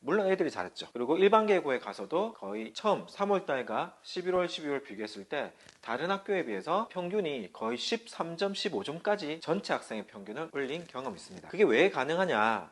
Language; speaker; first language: Korean; native; Korean